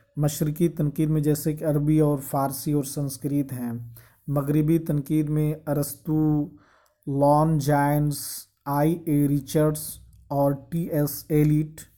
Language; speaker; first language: Urdu; native; Urdu